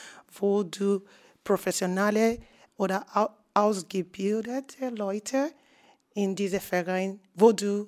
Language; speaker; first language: German; non-native, fluent; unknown